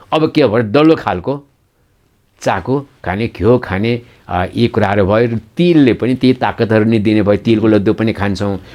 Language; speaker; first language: Nepali; non-native, local second language; Newari